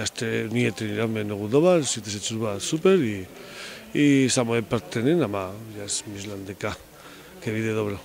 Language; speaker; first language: Macedonian; non-native, learner; Spanish